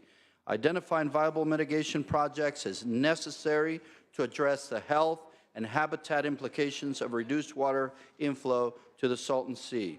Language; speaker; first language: English; native; English